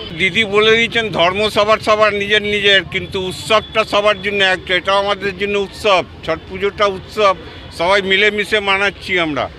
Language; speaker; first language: Bangla; non-native, local second language; Hindi